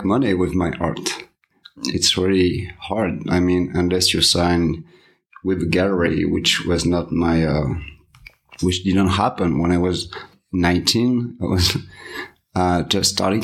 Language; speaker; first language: English; non-native, fluent; French